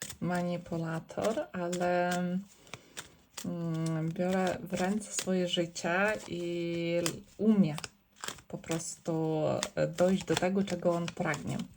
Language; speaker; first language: Polish; non-native, learner; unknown